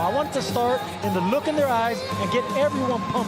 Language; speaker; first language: English; native; English